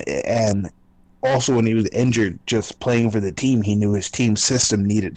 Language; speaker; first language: English; native; English